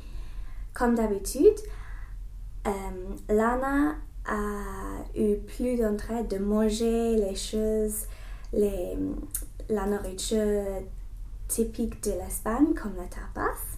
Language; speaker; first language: French; non-native, learner; English